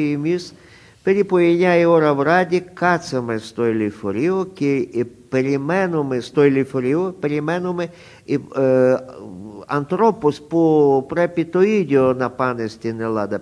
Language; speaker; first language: Greek; non-native, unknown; Russian